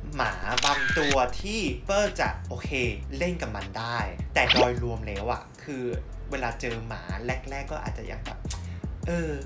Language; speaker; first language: Thai; non-native, fluent; Chinese